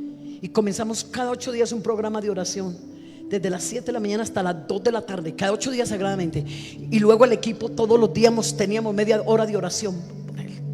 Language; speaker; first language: Spanish; native; Spanish